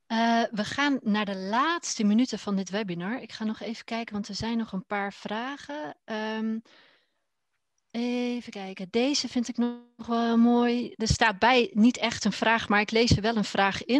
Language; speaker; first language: Dutch; native; Dutch